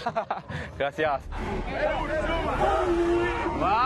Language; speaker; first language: Spanish; non-native, learner; Korean